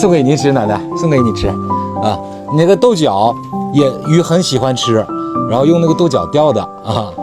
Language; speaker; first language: Chinese; native; Chinese